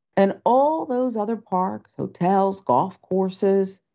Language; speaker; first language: English; native; English